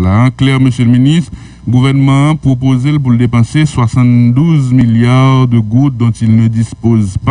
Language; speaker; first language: French; non-native, local second language; Haitian Creole